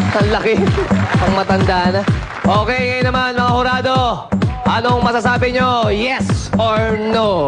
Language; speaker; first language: Filipino; native; Filipino